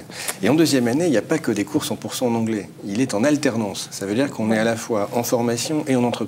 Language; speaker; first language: French; native; French